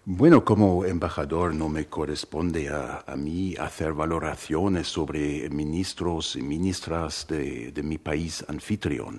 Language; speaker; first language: Spanish; non-native, fluent; German